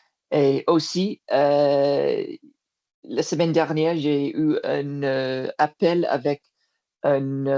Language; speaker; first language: French; non-native, learner; English